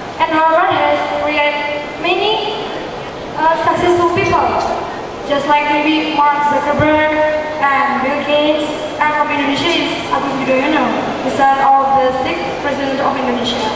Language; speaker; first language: English; non-native, learner; Indonesian